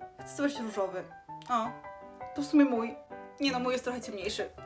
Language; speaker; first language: Polish; native; Polish